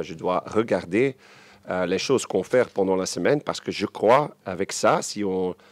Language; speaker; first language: French; non-native, local second language; Dutch